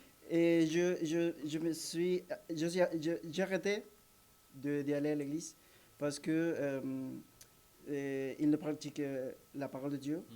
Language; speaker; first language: French; non-native, learner; Spanish